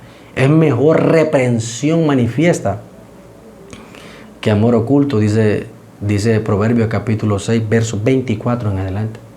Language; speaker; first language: Spanish; native; Spanish